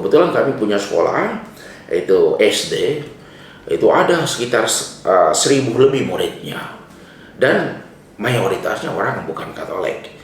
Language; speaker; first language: Indonesian; non-native, local second language; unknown